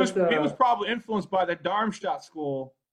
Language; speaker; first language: English; native; English